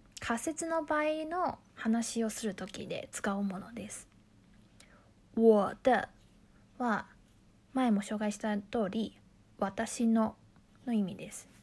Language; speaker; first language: Japanese; non-native, fluent; Chinese